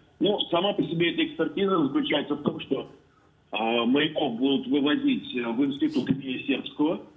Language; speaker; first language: Russian; native; Russian